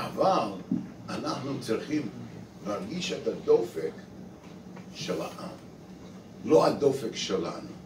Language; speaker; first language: Hebrew; non-native, fluent; English